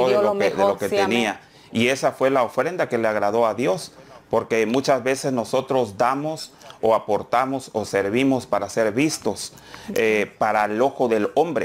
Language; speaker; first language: Spanish; native; Spanish